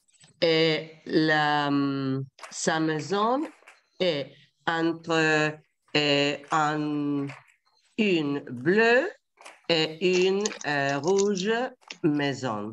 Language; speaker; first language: French; non-native, learner; Spanish